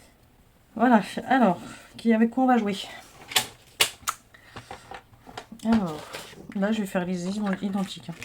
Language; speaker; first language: French; native; French